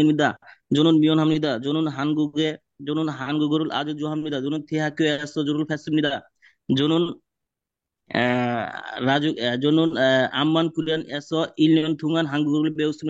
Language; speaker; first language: Korean; non-native, learner; Bangla